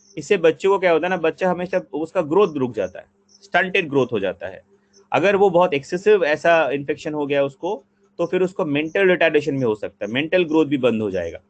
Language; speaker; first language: Hindi; non-native, local second language; Bangla